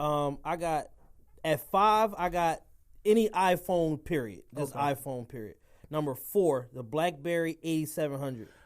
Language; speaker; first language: English; native; English